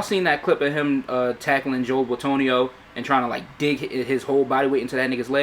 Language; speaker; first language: English; native; English